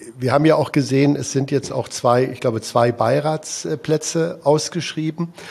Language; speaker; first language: German; native; German